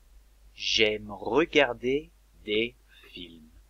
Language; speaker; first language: French; non-native, fluent; English